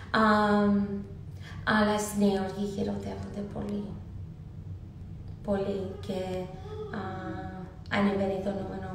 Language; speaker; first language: Greek; early bilingual, heritage; Greek